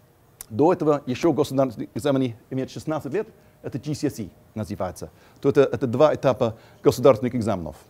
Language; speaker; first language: Russian; non-native, fluent; English